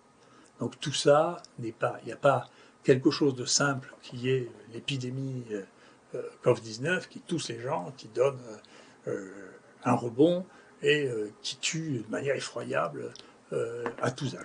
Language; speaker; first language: French; native; French